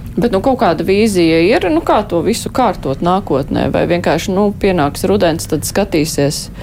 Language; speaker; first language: Latvian; native; Latvian